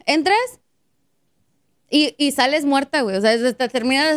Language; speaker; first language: Spanish; early bilingual, heritage; Spanish